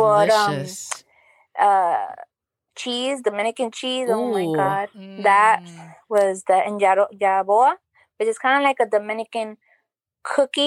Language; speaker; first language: English; native; English